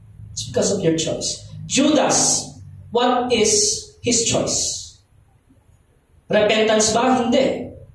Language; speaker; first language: English; non-native, local second language; Filipino